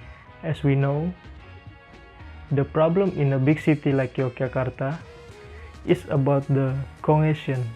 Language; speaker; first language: English; non-native, learner; Indonesian